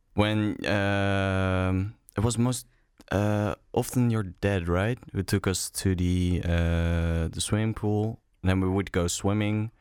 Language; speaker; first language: English; non-native, fluent; Dutch